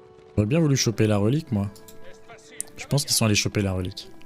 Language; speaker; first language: French; native; French